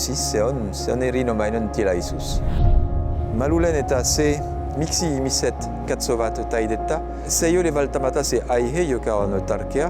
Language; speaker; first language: Finnish; non-native, fluent; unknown